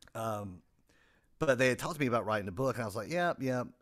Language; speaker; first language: English; native; English